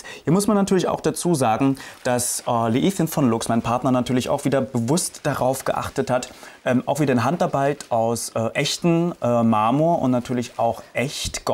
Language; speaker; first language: German; native; German